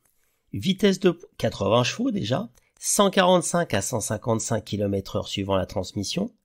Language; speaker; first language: French; native; French